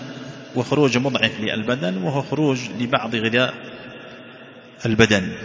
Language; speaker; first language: Arabic; native; Arabic